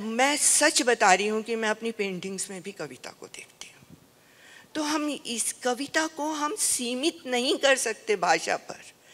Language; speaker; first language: Hindi; native; Hindi